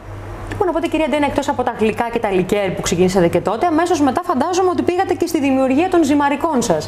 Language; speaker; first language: Greek; native; Greek